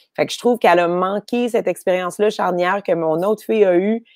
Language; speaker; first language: French; native; French